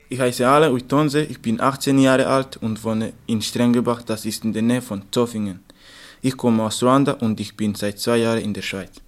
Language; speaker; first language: German; non-native, learner; Kinyarwanda